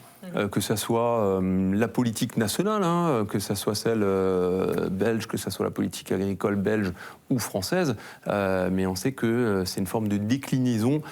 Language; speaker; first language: French; native; French